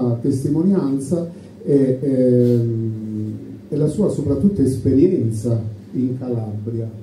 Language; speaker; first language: Italian; native; Italian